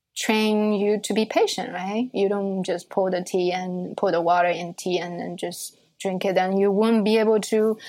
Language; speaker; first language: English; non-native, fluent; Chinese